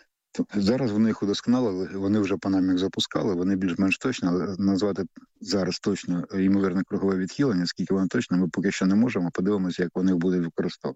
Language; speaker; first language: Ukrainian; native; Ukrainian